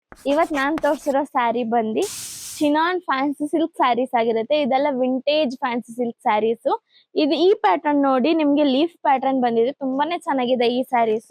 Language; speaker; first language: Kannada; native; Kannada